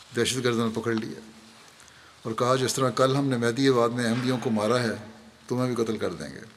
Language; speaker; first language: Urdu; native; Urdu